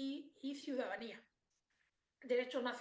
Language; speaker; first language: Spanish; native; Spanish